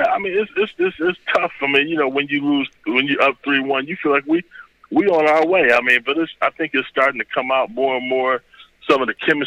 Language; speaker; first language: English; native; English